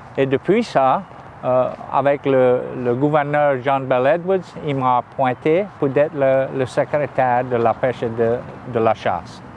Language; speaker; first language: French; native; French